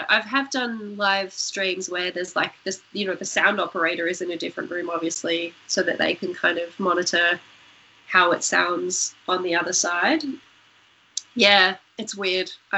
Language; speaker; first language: English; native; English